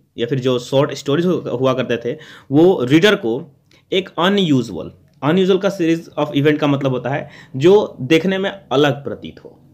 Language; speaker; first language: Hindi; native; Hindi